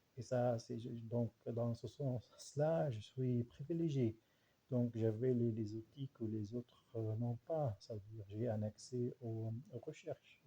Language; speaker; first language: French; non-native, fluent; Arabic